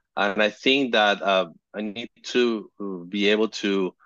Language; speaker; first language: English; non-native, fluent; Spanish